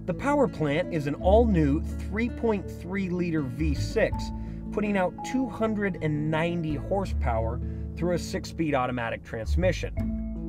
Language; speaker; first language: English; native; English